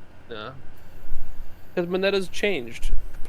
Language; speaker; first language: English; native; English